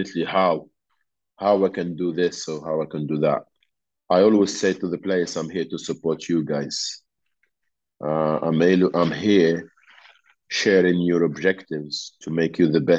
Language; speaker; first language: English; non-native, fluent; Arabic